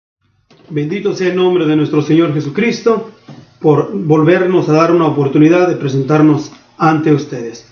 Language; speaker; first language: Spanish; native; Spanish